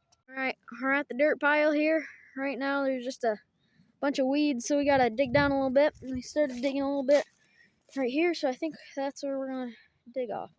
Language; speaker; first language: English; native; English